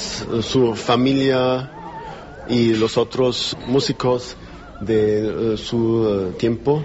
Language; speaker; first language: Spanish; non-native, learner; German